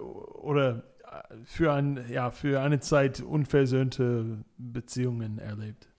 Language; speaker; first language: German; non-native, fluent; English